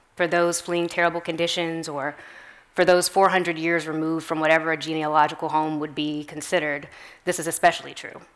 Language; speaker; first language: English; native; English